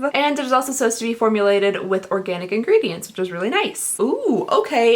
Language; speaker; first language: English; native; English